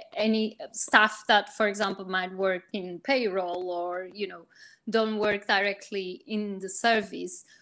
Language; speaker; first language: English; non-native, fluent; Portuguese